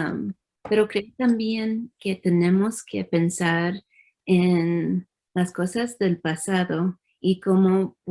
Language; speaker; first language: Spanish; early bilingual, heritage; English